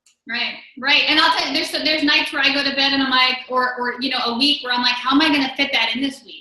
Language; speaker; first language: English; native; English